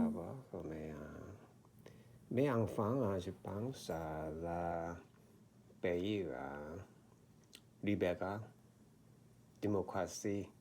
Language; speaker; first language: French; non-native, learner; Korean